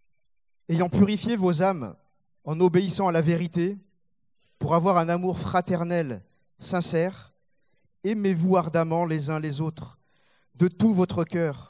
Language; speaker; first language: French; native; French